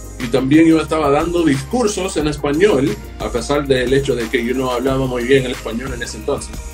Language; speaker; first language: Spanish; non-native, fluent; English